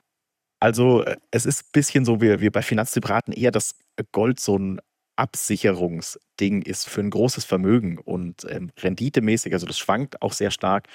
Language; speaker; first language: German; native; German